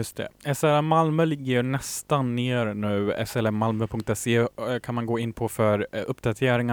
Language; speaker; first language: Swedish; native; Swedish